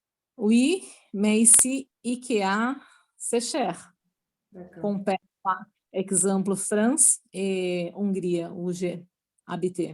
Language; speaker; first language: French; non-native, learner; Portuguese